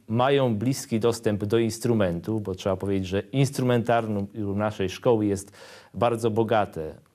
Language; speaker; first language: Polish; native; Polish